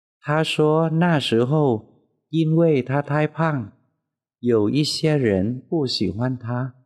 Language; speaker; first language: Chinese; non-native, fluent; Vietnamese